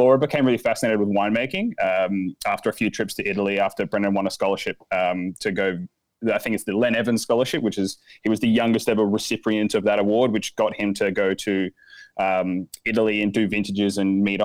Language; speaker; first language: English; native; English